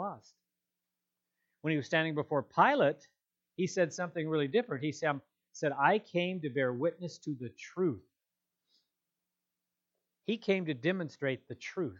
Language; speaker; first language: English; native; English